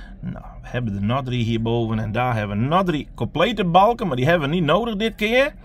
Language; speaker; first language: Dutch; non-native, local second language; Western Frisian